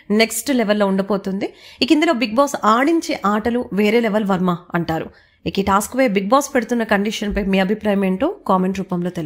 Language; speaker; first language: Telugu; native; Telugu